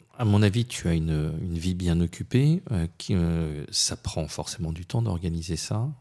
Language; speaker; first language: French; native; French